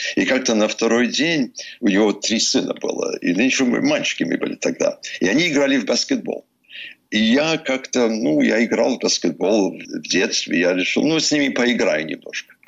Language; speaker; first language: Russian; early bilingual, heritage; Russian